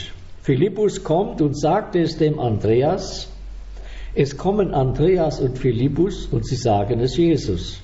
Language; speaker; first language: German; native; German